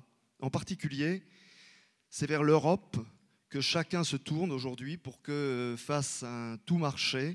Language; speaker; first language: French; native; French